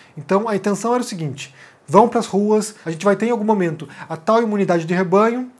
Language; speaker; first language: Portuguese; native; Portuguese